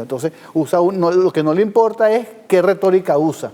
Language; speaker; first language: Spanish; native; Spanish